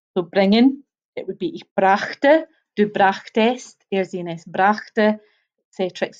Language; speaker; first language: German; non-native, fluent; English